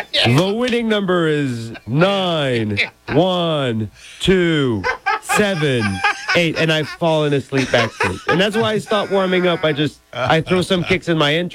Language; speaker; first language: English; non-native, fluent; French